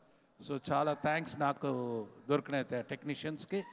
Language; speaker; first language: Telugu; non-native, learner; Tamil